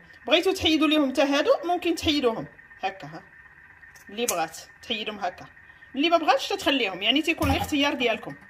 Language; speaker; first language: Arabic; native; Arabic